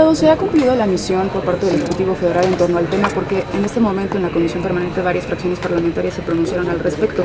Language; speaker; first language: Spanish; native; Spanish